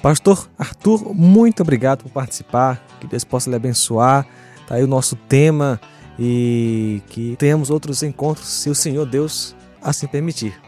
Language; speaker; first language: Portuguese; native; Portuguese